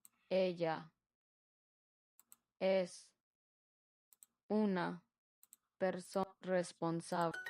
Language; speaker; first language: Spanish; non-native, learner; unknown